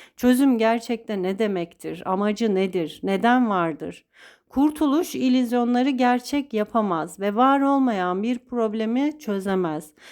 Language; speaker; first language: Turkish; native; Turkish